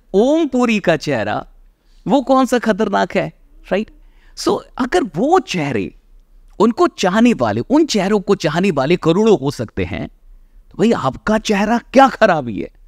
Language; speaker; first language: Hindi; native; Hindi